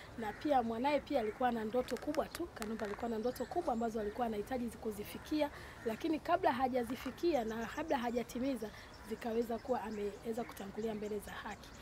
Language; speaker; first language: Swahili; native; Swahili